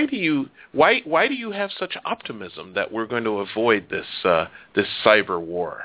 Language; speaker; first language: English; native; English